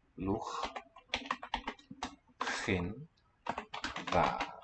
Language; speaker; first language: Welsh; non-native, learner; English